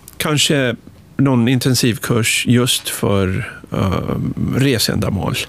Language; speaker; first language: Swedish; early bilingual, other home language; Spanish